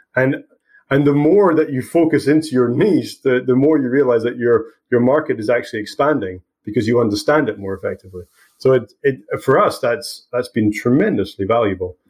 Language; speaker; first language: English; native; English